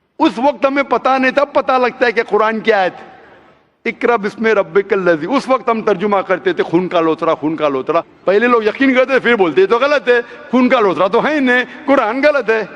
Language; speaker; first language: Hindi; non-native, local second language; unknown